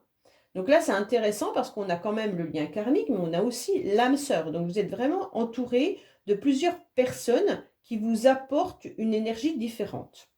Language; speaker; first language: French; native; French